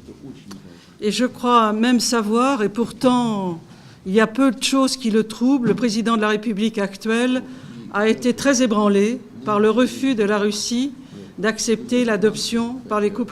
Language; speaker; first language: French; native; French